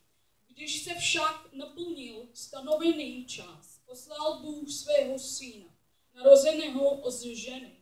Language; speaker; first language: Czech; non-native, learner; English